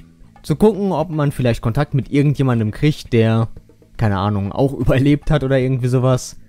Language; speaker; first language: German; native; German